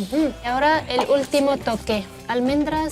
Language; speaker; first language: Spanish; non-native, fluent; Arabic